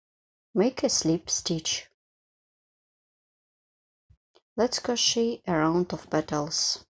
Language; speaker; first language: English; non-native, fluent; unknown